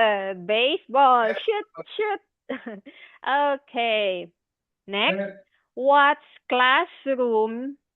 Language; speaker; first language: English; non-native, fluent; Filipino